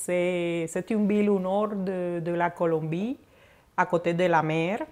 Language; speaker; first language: French; non-native, fluent; Spanish